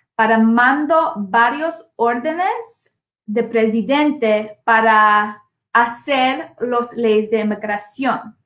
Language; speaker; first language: Spanish; non-native, learner; English